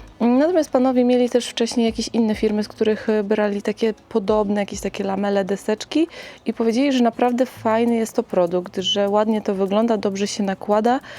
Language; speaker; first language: Polish; native; Polish